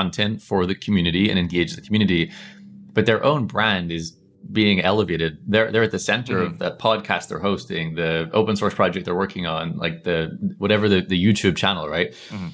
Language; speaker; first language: English; native; English